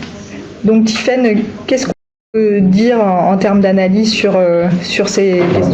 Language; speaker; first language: French; native; French